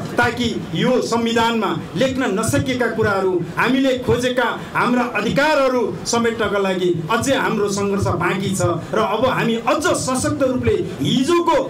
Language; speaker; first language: Nepali; non-native, local second language; Eastern Tamang